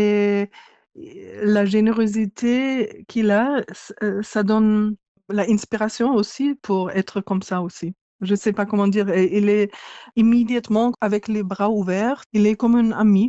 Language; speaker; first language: French; non-native, fluent; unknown